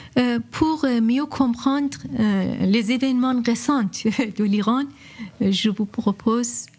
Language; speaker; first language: French; non-native, fluent; Persian